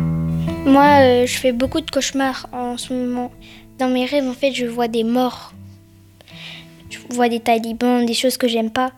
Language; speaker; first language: French; early bilingual, other home language; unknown